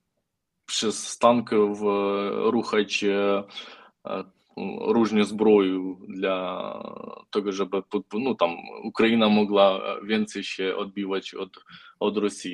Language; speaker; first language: Polish; non-native, learner; Ukrainian